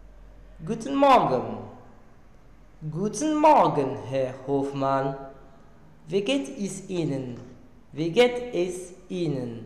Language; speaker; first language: German; non-native, learner; Arabic